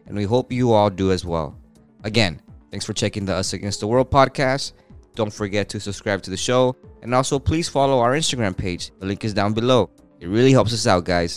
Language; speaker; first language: English; native; English